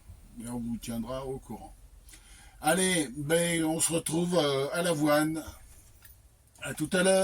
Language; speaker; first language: French; native; French